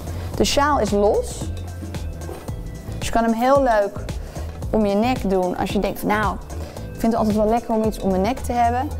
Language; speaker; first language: Dutch; native; Dutch